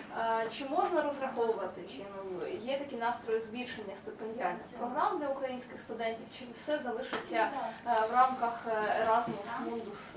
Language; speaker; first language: Ukrainian; non-native, fluent; Polish